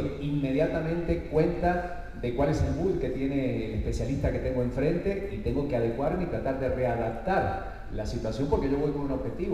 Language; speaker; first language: Spanish; native; Spanish